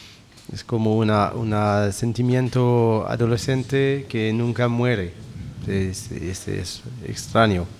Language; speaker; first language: Spanish; non-native, learner; French